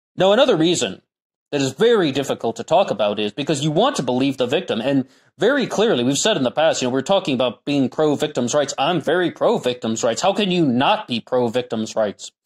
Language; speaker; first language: English; native; English